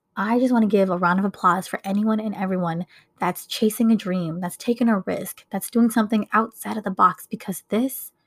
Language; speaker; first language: English; native; English